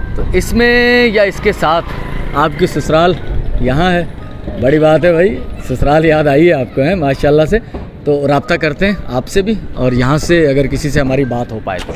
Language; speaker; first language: Urdu; native; Urdu